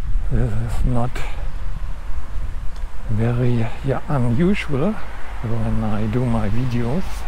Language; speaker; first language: English; non-native, fluent; German